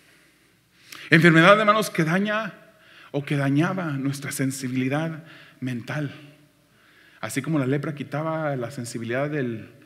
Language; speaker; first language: Spanish; native; Spanish